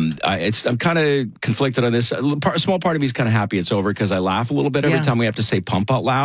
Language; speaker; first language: English; native; English